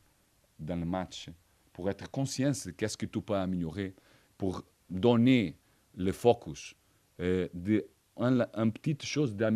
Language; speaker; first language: French; non-native, fluent; Portuguese